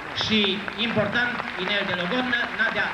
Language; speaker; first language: Romanian; non-native, learner; English